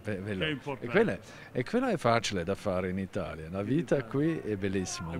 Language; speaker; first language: Italian; non-native, learner; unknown